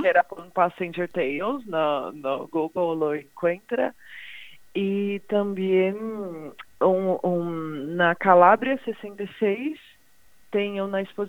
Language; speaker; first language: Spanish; non-native, fluent; Portuguese